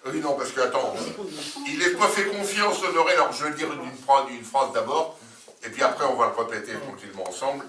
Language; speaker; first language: French; native; French